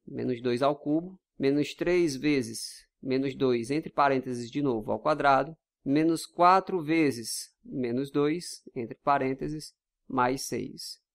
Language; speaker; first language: Portuguese; native; Portuguese